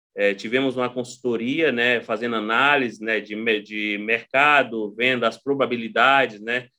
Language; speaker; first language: Portuguese; native; Portuguese